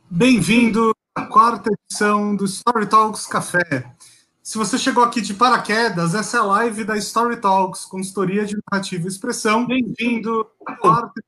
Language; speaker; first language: Portuguese; native; Portuguese